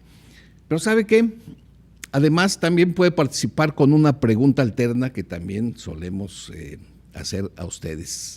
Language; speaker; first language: Spanish; native; Spanish